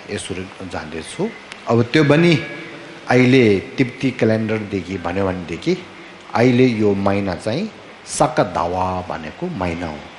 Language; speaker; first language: Nepali; non-native, fluent; Tibetan